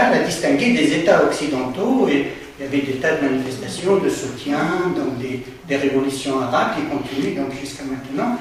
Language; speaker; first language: French; non-native, local second language; Arabic